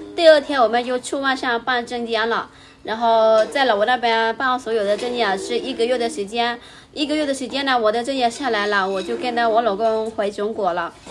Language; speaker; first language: Chinese; non-native, fluent; Lao